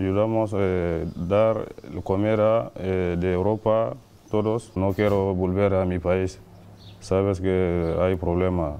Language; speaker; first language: Spanish; non-native, learner; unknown